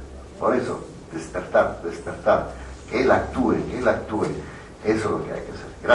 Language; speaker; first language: Spanish; native; Spanish